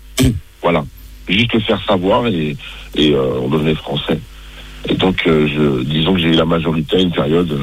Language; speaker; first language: French; early bilingual, other home language; Bambara